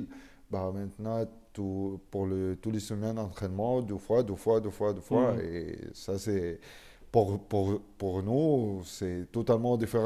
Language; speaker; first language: French; non-native, learner; Arabic